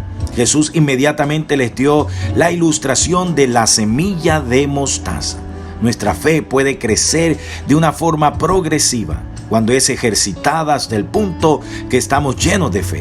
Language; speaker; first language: Spanish; native; Spanish